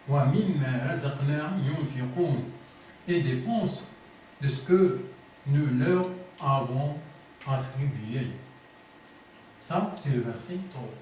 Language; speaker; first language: French; non-native, fluent; Arabic